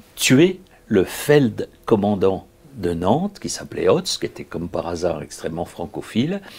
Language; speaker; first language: French; native; French